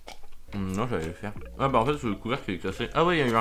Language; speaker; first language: French; native; French